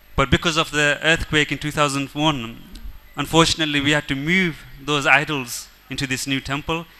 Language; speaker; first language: English; early bilingual, other home language; Gujarati